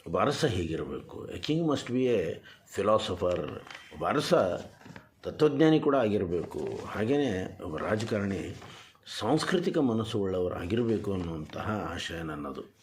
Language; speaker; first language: Kannada; native; Kannada